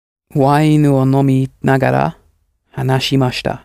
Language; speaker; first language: Japanese; non-native, learner; English